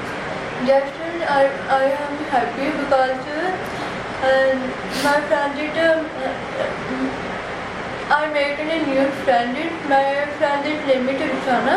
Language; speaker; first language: English; non-native, learner; Punjabi